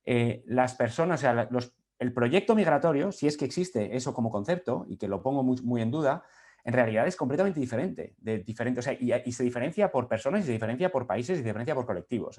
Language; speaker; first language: Spanish; native; Spanish